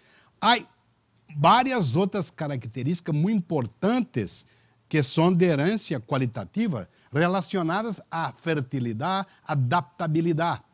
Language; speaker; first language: Spanish; non-native, learner; Portuguese